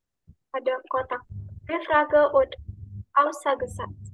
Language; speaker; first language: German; non-native, fluent; Indonesian